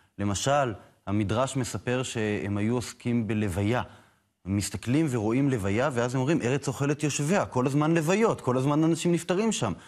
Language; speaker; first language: Hebrew; native; Hebrew